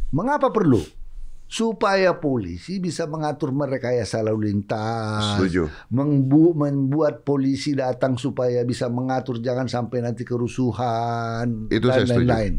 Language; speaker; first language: Indonesian; native; Indonesian